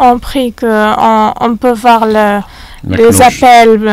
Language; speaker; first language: French; non-native, fluent; Arabic